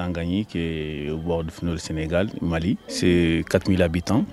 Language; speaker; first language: French; non-native, local second language; Soninke